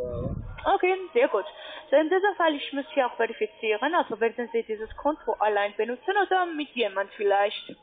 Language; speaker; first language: German; non-native, learner; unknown